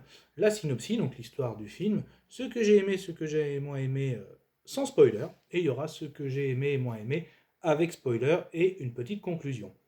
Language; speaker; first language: French; native; French